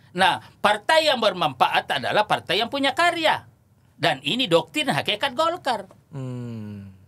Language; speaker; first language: Indonesian; non-native, local second language; Buginese